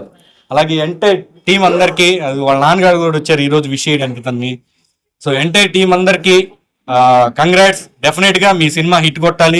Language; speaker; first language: Telugu; native; Telugu